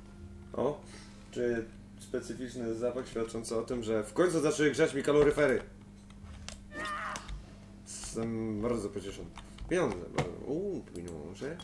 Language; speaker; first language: Polish; native; Polish